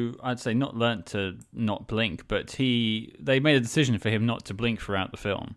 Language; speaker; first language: English; native; English